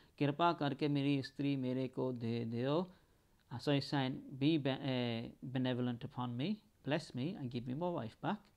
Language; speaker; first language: English; early bilingual, other home language; Punjabi